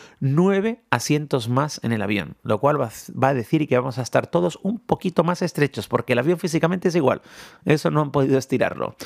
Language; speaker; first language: Spanish; native; Spanish